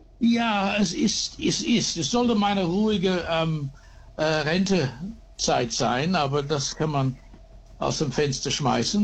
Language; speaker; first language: German; early bilingual, heritage; German